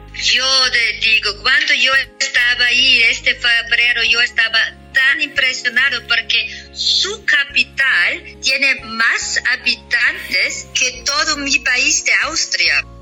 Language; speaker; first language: Spanish; non-native, fluent; German